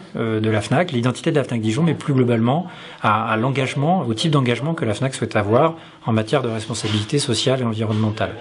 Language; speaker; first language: French; native; French